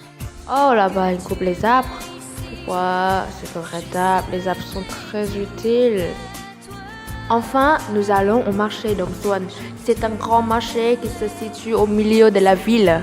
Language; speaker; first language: French; non-native, learner; Vietnamese